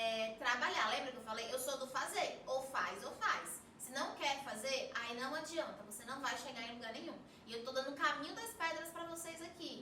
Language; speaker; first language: Portuguese; native; Portuguese